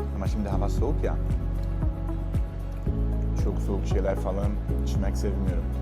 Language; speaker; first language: Turkish; non-native, learner; Portuguese